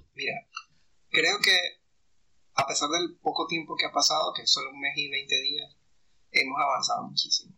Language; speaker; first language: Spanish; native; Spanish